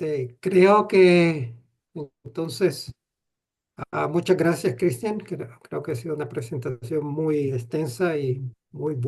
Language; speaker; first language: Spanish; non-native, fluent; English